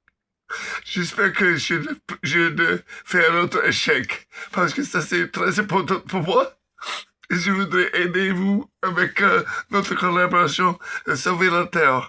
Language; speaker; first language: French; non-native, learner; English